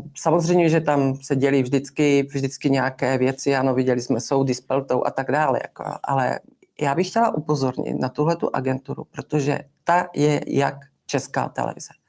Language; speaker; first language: Czech; native; Czech